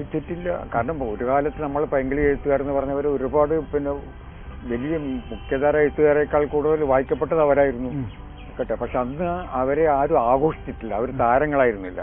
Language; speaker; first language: Malayalam; native; Malayalam